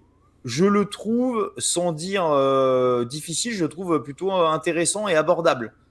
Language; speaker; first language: French; native; French